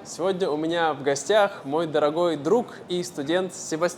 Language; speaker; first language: Russian; native; Russian